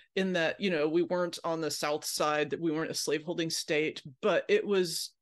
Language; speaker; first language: English; native; English